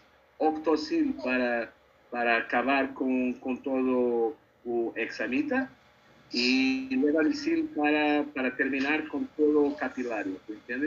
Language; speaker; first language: Spanish; non-native, learner; Portuguese